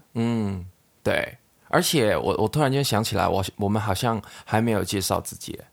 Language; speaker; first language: Chinese; non-native, local second language; Cantonese